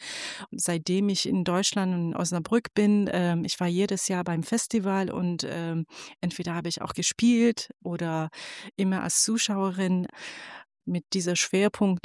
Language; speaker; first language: German; non-native, fluent; Persian